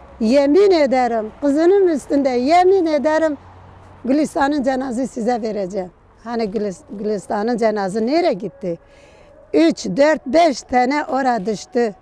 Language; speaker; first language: Turkish; non-native, local second language; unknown